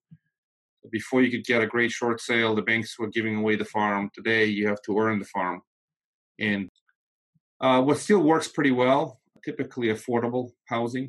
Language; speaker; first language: English; non-native, fluent; Russian